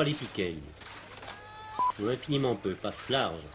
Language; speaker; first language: French; native; French